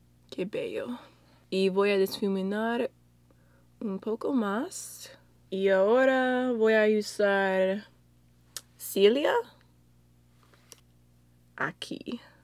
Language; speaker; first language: Spanish; non-native, learner; English